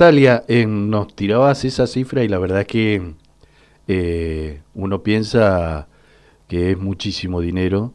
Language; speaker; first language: Spanish; native; Spanish